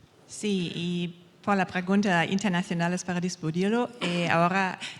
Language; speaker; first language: Spanish; non-native, learner; German